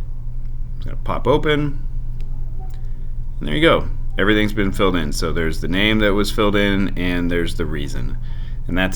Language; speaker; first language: English; native; English